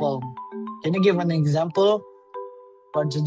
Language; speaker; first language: English; non-native, learner; Indonesian